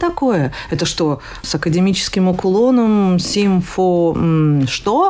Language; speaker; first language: Russian; native; Russian